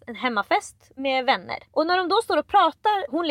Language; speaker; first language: Swedish; native; Swedish